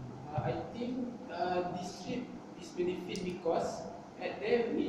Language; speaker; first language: English; non-native, learner; Malay